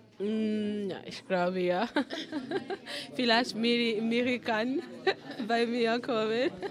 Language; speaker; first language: German; non-native, learner; Kinyarwanda